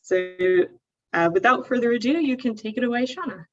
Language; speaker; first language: English; native; English